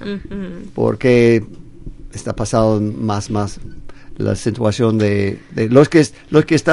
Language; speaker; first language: Spanish; non-native, fluent; English